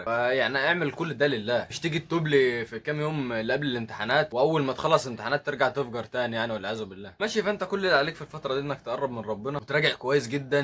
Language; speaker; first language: Arabic; native; Arabic